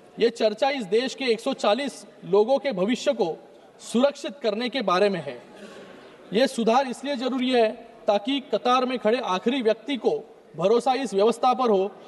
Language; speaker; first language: Hindi; non-native, local second language; Marathi